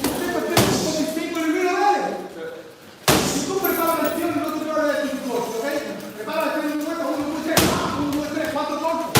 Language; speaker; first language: Spanish; native; Spanish